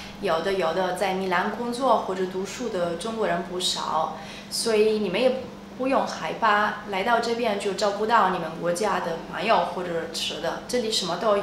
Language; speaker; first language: Chinese; non-native, fluent; Italian